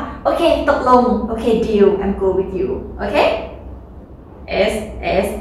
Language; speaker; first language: English; non-native, learner; Thai